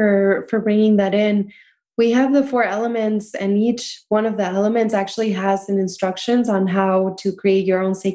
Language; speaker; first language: English; early bilingual, other home language; Spanish